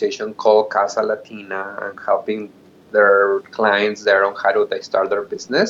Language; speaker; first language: English; non-native, fluent; Spanish